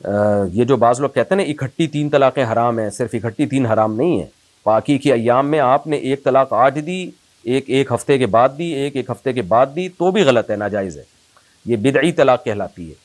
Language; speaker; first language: Urdu; native; Urdu